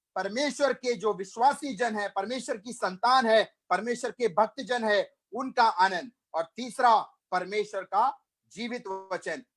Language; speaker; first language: Hindi; non-native, local second language; Malayalam